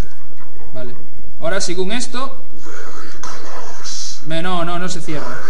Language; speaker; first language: Spanish; native; Spanish